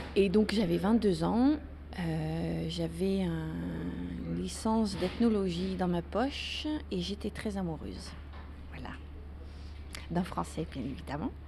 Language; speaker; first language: French; non-native, fluent; Dutch